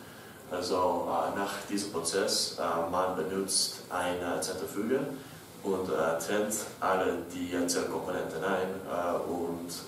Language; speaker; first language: German; non-native, learner; English